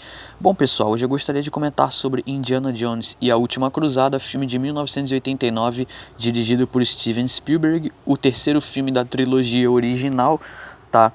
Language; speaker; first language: Portuguese; native; Portuguese